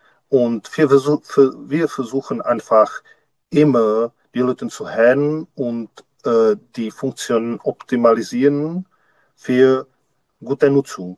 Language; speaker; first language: German; non-native, learner; Czech